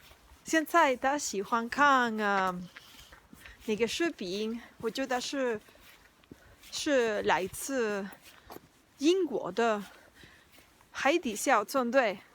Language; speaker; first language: Chinese; non-native, learner; Spanish